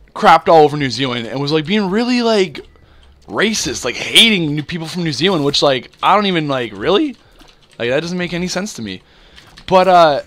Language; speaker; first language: English; native; English